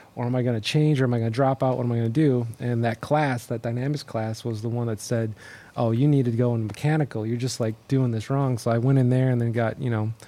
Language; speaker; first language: English; native; English